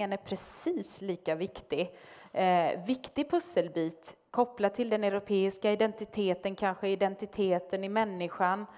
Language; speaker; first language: Swedish; native; Swedish